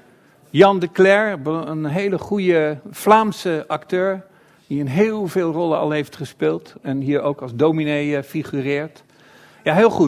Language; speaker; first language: Dutch; native; Dutch